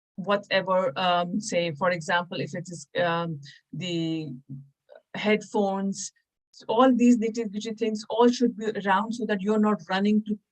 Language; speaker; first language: English; non-native, local second language; Punjabi